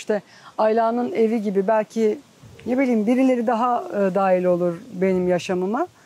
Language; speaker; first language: Turkish; native; Turkish